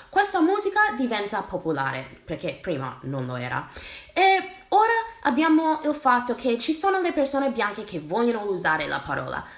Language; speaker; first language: Italian; non-native, fluent; English